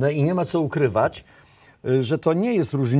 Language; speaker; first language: Polish; native; Polish